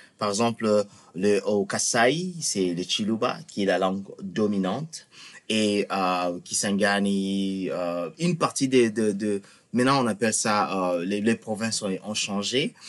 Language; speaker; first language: French; non-native, local second language; Lingala